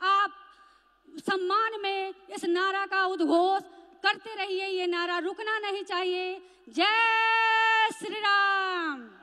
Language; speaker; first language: Hindi; native; Hindi